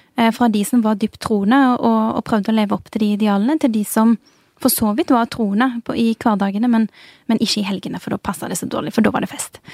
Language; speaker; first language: Norwegian; early bilingual, other home language; Urdu